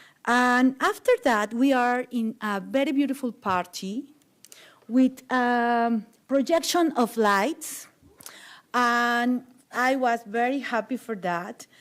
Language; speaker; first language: English; non-native, learner; Spanish